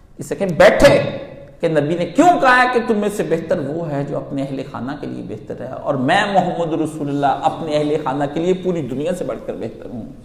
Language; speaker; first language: Urdu; non-native, local second language; Punjabi